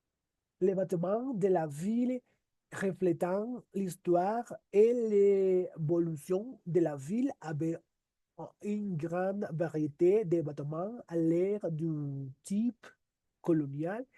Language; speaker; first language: French; non-native, learner; Spanish